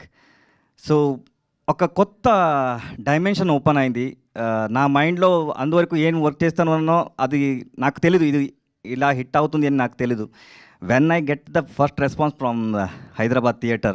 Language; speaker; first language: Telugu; non-native, learner; Kannada